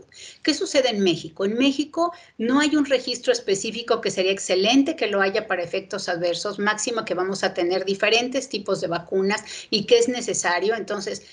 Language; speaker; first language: Spanish; native; Spanish